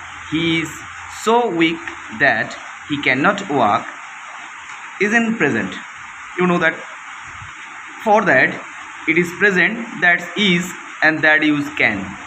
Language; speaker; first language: English; non-native, local second language; Bangla